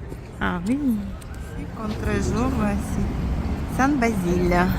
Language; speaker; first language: French; non-native, fluent; Russian